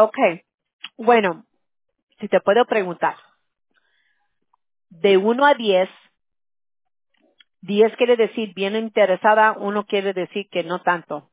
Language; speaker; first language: Spanish; early bilingual, heritage; Spanish